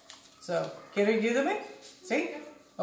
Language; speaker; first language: Spanish; non-native, learner; English